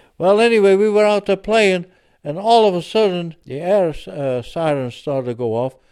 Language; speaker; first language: English; early bilingual, other home language; Dutch